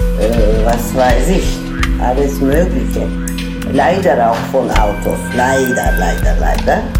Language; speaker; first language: German; non-native, fluent; Turkish